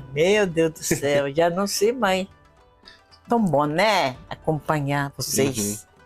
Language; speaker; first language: Portuguese; non-native, fluent; Japanese